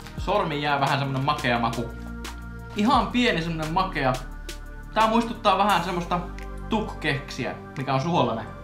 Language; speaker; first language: Finnish; early bilingual, other home language; Russian